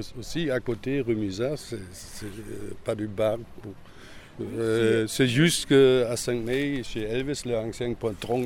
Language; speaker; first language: French; non-native, learner; German